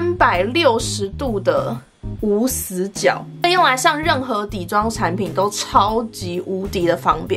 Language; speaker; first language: Chinese; native; Chinese